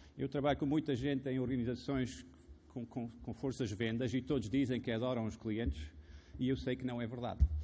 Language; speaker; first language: Portuguese; non-native, fluent; Arabic